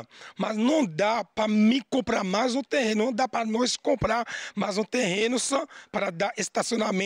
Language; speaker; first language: Portuguese; non-native, learner; Haitian Creole